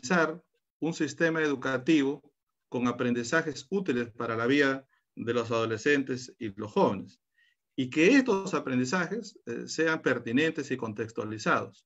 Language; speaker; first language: Spanish; native; Spanish